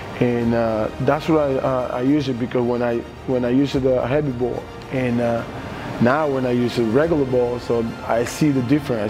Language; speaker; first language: English; non-native, learner; Spanish